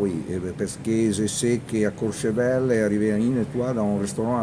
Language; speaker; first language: French; non-native, learner; Italian